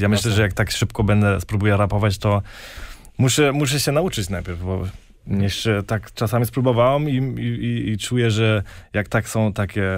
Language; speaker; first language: Polish; early bilingual, heritage; German